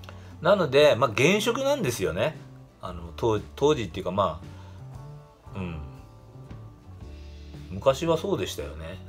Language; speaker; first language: Japanese; native; Japanese